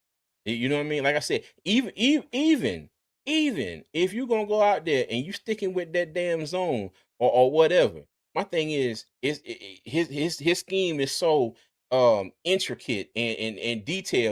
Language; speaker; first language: English; native; English